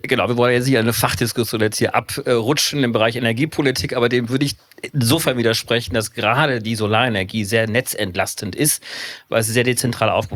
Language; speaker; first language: German; native; German